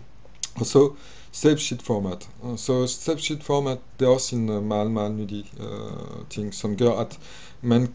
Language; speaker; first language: Danish; non-native, fluent; French